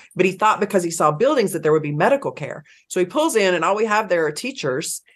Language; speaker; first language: English; native; English